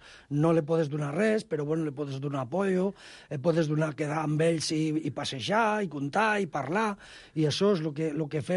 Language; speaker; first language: Catalan; non-native, local second language; Spanish